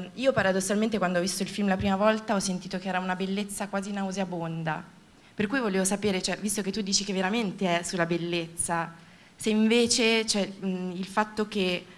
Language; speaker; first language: Italian; native; Italian